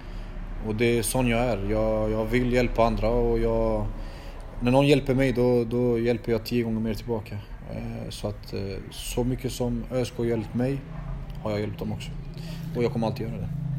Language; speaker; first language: Swedish; early bilingual, other home language; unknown